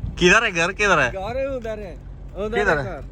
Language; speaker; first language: Hindi; non-native, local second language; Malayalam